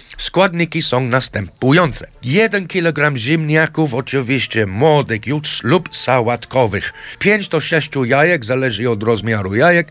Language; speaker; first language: Polish; non-native, fluent; English